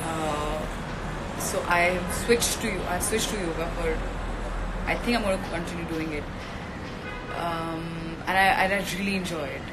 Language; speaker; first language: English; non-native, local second language; Hindi